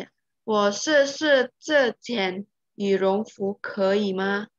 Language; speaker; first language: Chinese; non-native, learner; Indonesian